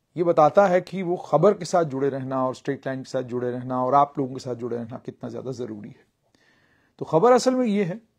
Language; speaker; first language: Hindi; non-native, local second language; Kashmiri